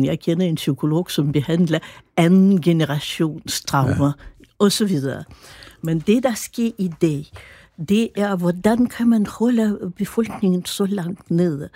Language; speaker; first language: Danish; non-native, fluent; Russian